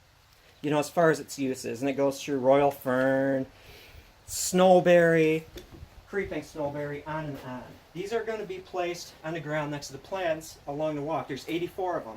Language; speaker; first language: English; native; English